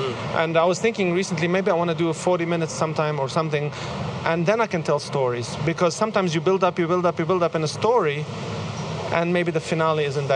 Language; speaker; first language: English; non-native, fluent; Arabic